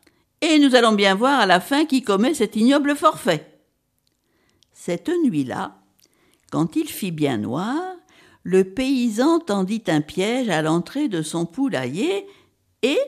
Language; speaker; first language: French; native; French